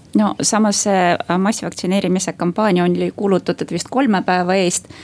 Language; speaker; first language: Estonian; non-native, local second language; Russian